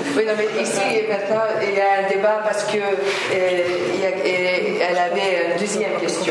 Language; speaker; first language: French; non-native, fluent; Lithuanian